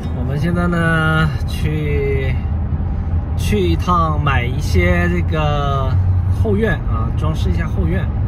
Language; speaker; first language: Chinese; native; Chinese